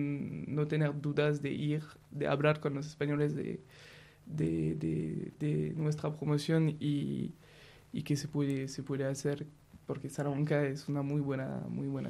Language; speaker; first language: Spanish; non-native, learner; French